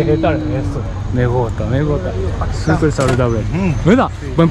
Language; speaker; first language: Spanish; non-native, learner; Japanese